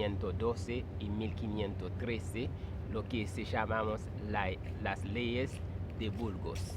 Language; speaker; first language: Spanish; non-native, fluent; Haitian Creole